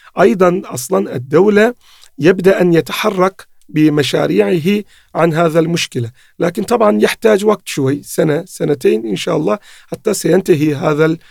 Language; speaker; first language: Arabic; non-native, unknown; Turkish